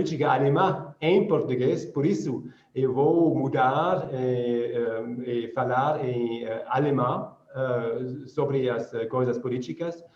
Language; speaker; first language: Portuguese; non-native, learner; German